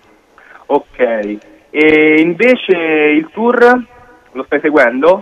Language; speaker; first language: Italian; native; Italian